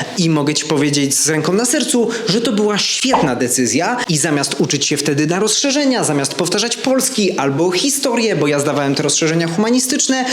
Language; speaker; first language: Polish; native; Polish